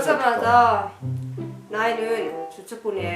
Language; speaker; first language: Korean; non-native, learner; Finnish